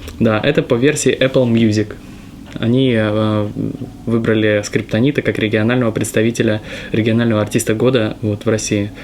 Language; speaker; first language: Russian; native; Russian